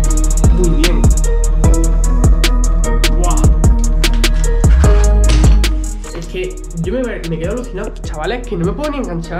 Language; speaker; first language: Spanish; native; Spanish